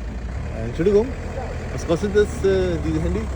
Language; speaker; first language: German; non-native, learner; Punjabi